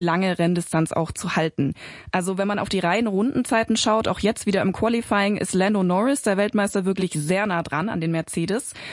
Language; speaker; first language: German; native; German